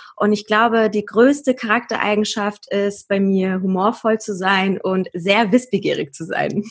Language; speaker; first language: German; early bilingual, other home language; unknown